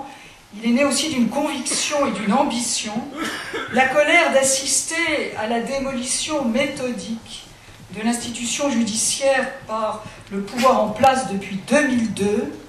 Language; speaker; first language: French; native; French